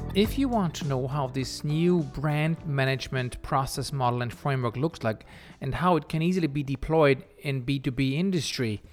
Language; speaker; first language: English; non-native, fluent; German